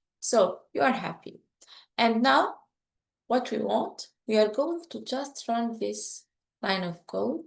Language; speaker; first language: English; non-native, fluent; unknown